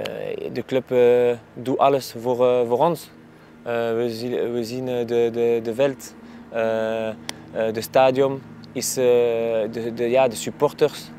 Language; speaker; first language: Dutch; non-native, local second language; Spanish